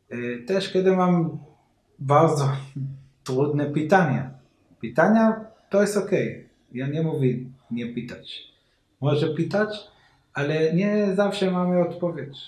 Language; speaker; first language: Polish; non-native, learner; Hebrew